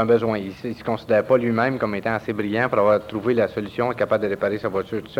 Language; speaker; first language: French; native; French